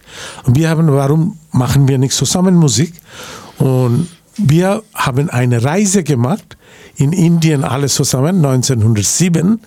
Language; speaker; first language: German; non-native, fluent; Bangla